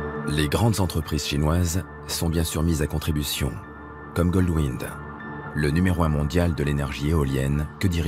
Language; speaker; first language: French; native; French